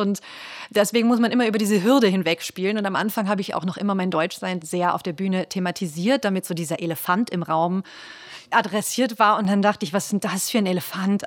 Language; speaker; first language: German; native; German